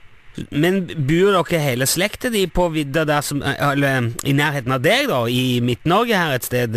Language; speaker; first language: Norwegian; native; Norwegian